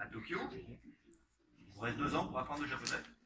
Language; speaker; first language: French; native; French